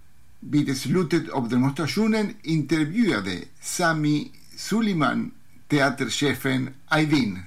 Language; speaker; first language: Swedish; non-native, fluent; Spanish